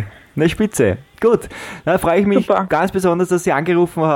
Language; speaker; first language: German; native; German